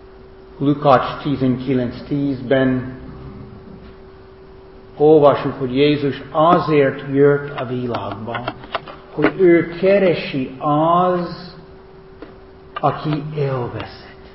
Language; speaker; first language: Hungarian; non-native, fluent; English